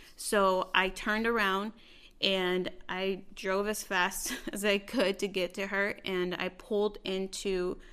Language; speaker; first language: English; early bilingual, other home language; Spanish